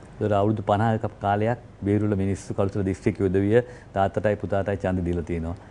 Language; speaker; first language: Sinhala; non-native, local second language; Tamil